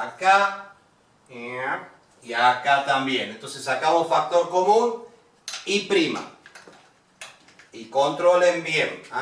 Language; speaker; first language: Spanish; native; Spanish